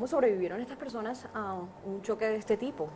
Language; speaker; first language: Spanish; native; Spanish